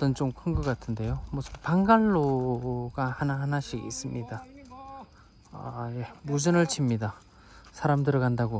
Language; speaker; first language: Korean; native; Korean